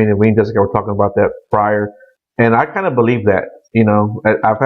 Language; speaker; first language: English; native; English